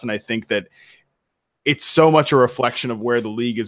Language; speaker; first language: English; native; English